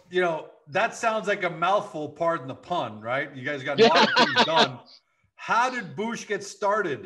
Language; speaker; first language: English; native; English